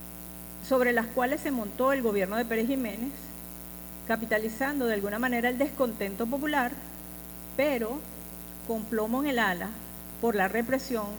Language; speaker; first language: Spanish; native; Spanish